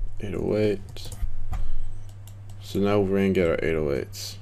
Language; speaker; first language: English; native; English